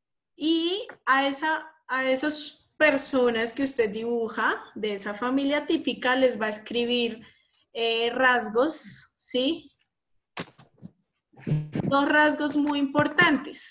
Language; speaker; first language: Spanish; native; Spanish